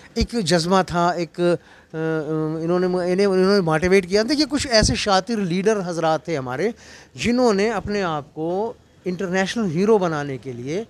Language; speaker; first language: Urdu; non-native, local second language; Kashmiri